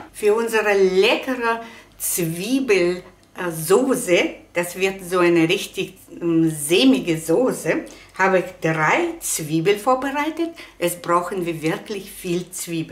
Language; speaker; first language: German; non-native, fluent; Russian